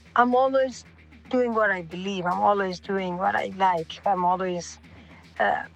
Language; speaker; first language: English; non-native, local second language; Swahili